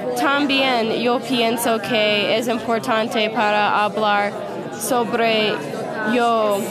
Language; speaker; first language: Spanish; non-native, learner; English